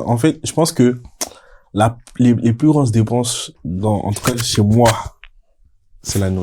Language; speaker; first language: French; native; French